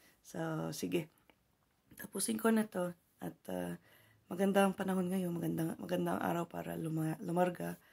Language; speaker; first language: Filipino; native; Filipino